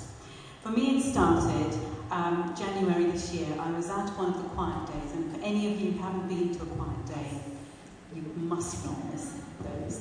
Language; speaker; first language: English; non-native, local second language; Urdu